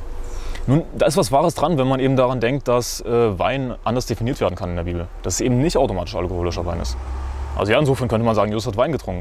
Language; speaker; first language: German; native; German